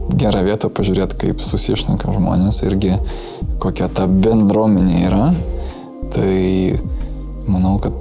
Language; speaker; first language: Lithuanian; non-native, local second language; Russian